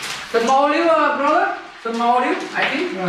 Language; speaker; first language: English; non-native, learner; Vietnamese